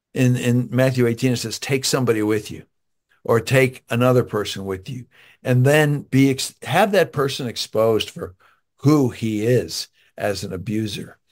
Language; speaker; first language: English; native; English